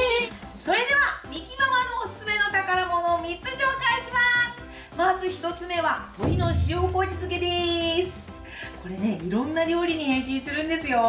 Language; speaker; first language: Japanese; native; Japanese